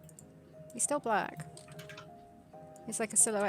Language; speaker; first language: English; native; English